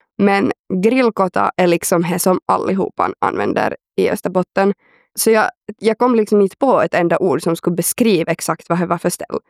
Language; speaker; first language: Swedish; native; Swedish